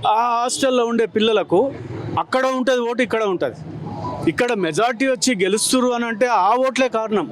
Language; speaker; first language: Telugu; native; Telugu